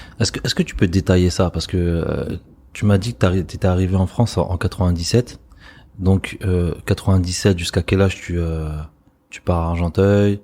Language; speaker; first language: French; native; French